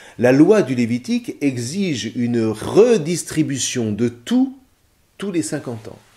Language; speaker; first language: French; native; French